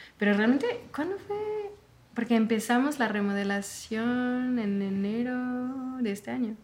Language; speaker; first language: Spanish; non-native, fluent; French